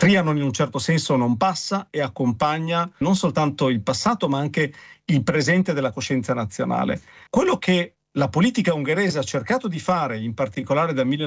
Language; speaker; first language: Italian; native; Italian